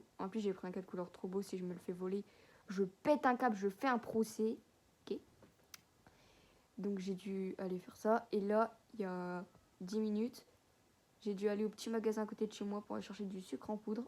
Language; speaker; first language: French; native; French